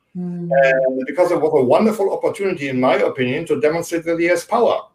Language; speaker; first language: English; non-native, fluent; German